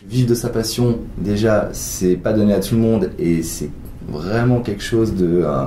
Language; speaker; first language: French; native; French